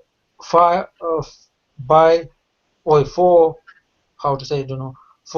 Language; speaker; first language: English; non-native, learner; Russian